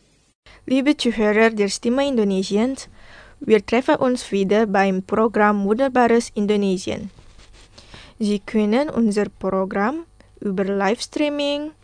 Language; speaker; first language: German; non-native, fluent; Indonesian